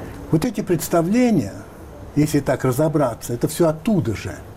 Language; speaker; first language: Russian; non-native, fluent; French